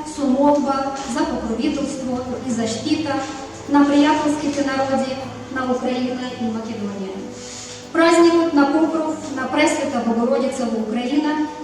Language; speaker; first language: Macedonian; non-native, fluent; Ukrainian